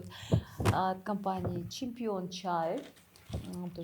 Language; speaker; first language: Russian; non-native, local second language; Kazakh